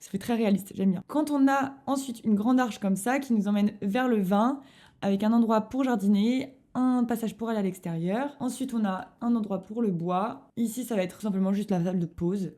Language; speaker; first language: French; native; French